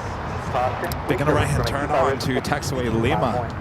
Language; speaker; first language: English; native; English